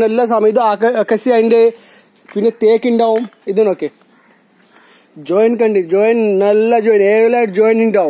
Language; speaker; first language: Malayalam; non-native, learner; Hindi